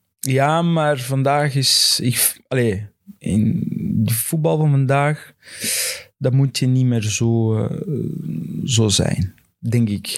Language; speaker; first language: Dutch; non-native, fluent; Portuguese